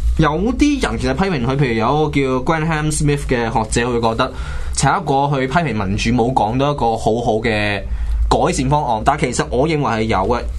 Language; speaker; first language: Chinese; non-native, local second language; Cantonese